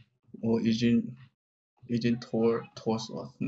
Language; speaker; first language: Chinese; non-native, learner; Japanese